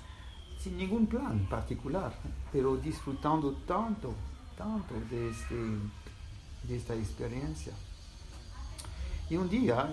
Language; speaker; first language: Spanish; non-native, fluent; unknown